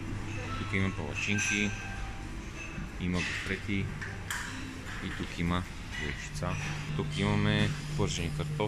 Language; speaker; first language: Bulgarian; native; Bulgarian